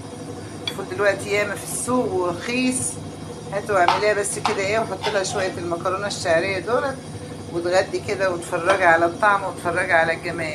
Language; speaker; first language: Arabic; native; Arabic